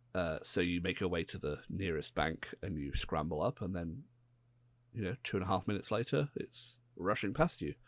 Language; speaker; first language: English; native; English